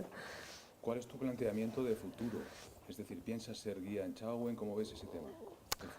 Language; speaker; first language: Spanish; native; Spanish